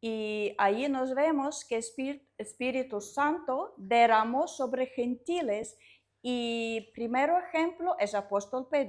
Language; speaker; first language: Spanish; non-native, learner; Russian